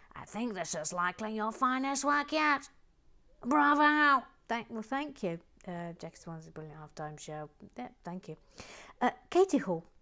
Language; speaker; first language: English; native; English